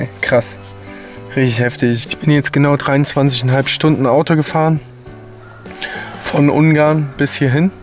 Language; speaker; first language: German; native; German